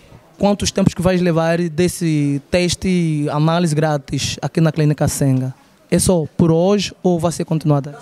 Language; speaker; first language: Portuguese; non-native, fluent; French